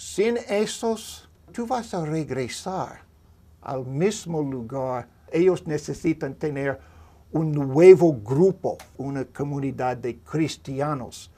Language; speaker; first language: Spanish; non-native, learner; English